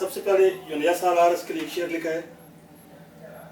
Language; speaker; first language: Urdu; non-native, local second language; Punjabi